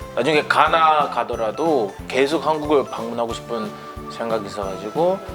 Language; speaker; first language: Korean; non-native, fluent; Akan